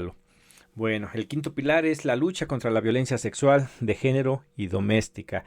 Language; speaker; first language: Spanish; native; Spanish